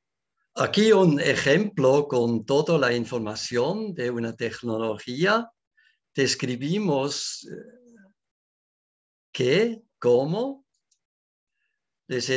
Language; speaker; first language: Spanish; non-native, learner; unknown